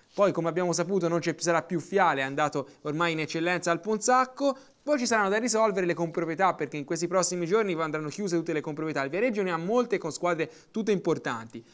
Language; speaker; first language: Italian; native; Italian